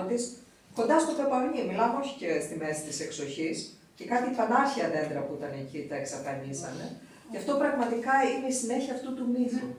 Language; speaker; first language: Greek; native; Greek